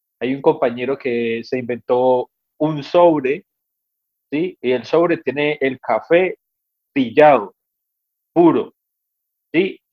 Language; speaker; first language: Spanish; native; Spanish